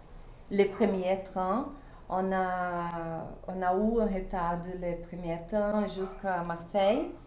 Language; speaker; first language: French; non-native, fluent; Portuguese